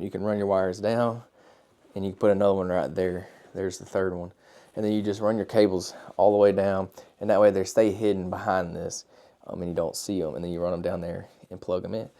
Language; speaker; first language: English; native; English